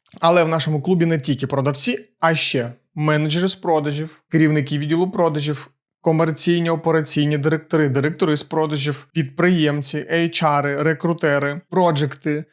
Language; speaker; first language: Ukrainian; non-native, local second language; Russian